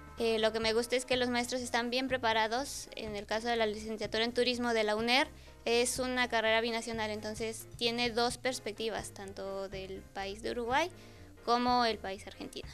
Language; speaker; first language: Spanish; native; Spanish